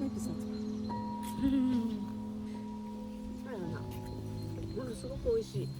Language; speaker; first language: Japanese; native; Japanese